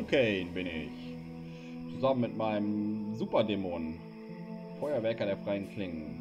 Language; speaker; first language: German; native; German